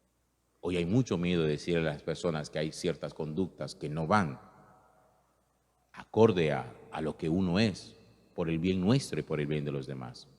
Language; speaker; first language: Spanish; native; Spanish